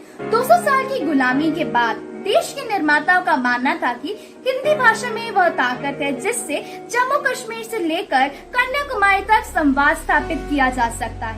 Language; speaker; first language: Hindi; native; Hindi